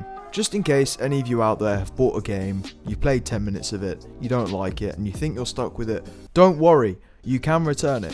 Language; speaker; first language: English; native; English